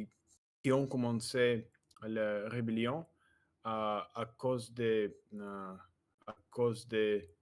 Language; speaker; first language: French; non-native, learner; Russian